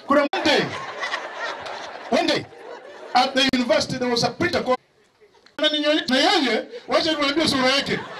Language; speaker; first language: English; non-native, local second language; Swahili